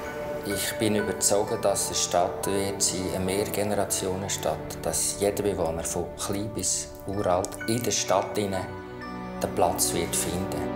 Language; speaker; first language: German; non-native, fluent; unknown